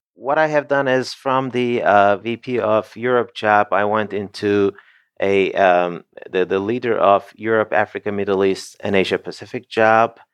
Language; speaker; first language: English; non-native, fluent; Turkish